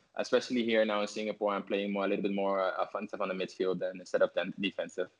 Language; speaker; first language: English; non-native, fluent; Dutch